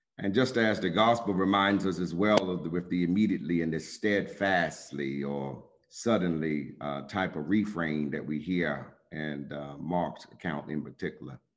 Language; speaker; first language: English; native; English